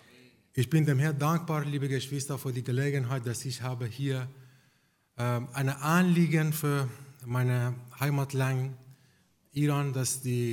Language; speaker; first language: German; non-native, fluent; Persian